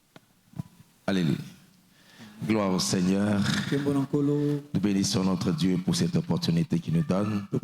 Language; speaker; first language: French; non-native, local second language; Lingala